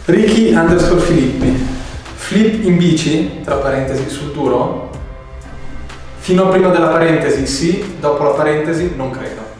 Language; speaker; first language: Italian; native; Italian